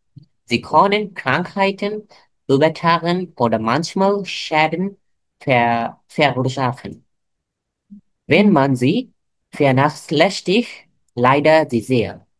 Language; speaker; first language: German; non-native, fluent; Bangla